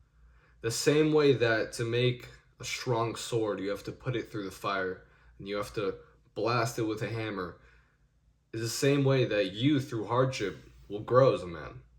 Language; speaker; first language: English; native; English